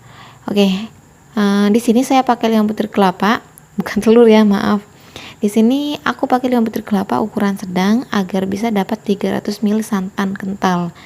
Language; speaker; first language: Indonesian; native; Indonesian